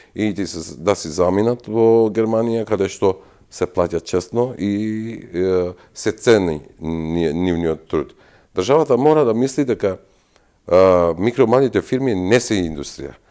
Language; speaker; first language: Macedonian; non-native, local second language; Albanian